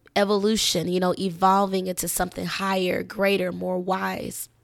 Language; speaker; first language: English; native; English